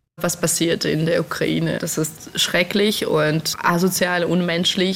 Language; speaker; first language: German; non-native, fluent; Russian